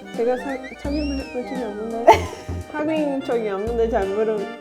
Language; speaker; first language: Korean; non-native, learner; Portuguese